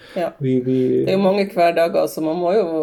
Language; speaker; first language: Norwegian; native; Norwegian